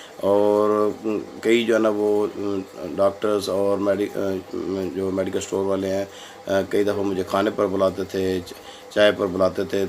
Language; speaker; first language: Urdu; non-native, local second language; Punjabi